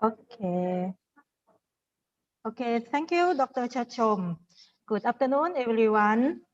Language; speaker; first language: English; non-native, learner; Thai